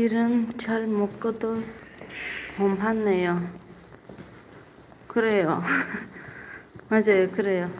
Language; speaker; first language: Korean; non-native, learner; Tajik